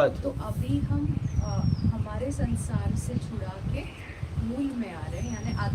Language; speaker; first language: Hindi; native; Hindi